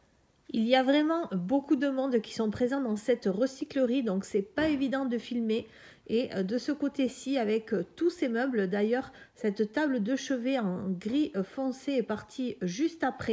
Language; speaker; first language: French; native; French